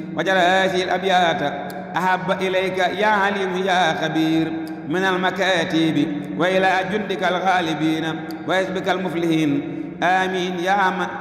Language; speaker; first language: Arabic; non-native, fluent; Wolof